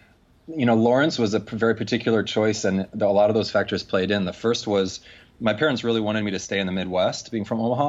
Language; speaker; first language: English; native; English